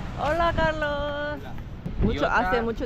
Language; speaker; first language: Spanish; non-native, learner; Korean